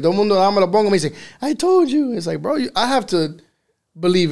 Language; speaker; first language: English; early bilingual, other home language; Spanish